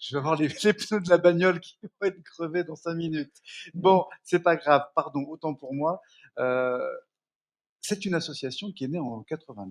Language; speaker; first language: French; native; French